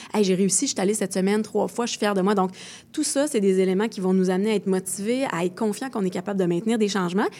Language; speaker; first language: French; native; French